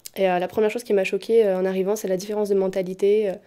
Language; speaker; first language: French; native; French